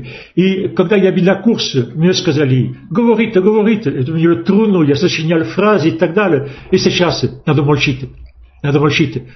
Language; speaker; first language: Russian; non-native, fluent; French